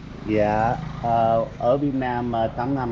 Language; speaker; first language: Vietnamese; non-native, learner; English